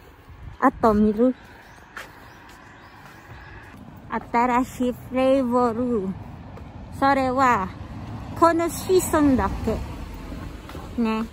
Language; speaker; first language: Japanese; non-native, learner; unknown